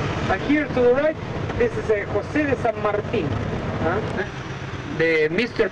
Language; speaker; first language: English; non-native, fluent; Spanish